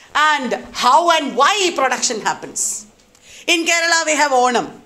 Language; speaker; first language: English; non-native, local second language; Malayalam